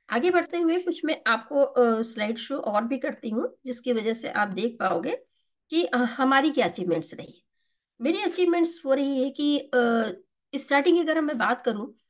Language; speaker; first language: Hindi; native; Hindi